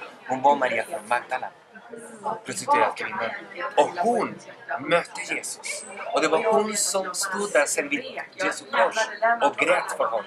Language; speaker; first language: Swedish; non-native, fluent; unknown